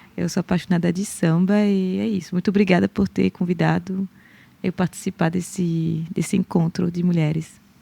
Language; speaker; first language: Portuguese; non-native, fluent; French